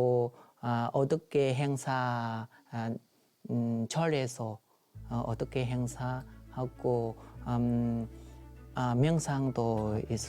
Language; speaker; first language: Korean; non-native, learner; Vietnamese